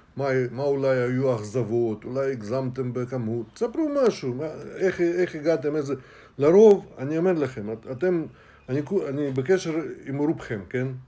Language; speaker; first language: Hebrew; non-native, fluent; Russian